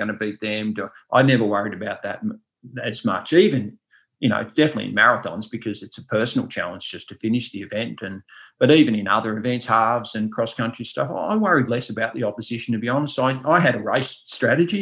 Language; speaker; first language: English; native; English